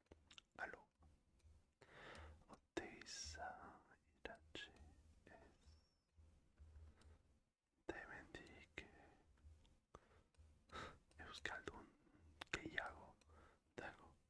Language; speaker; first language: Basque; non-native, learner; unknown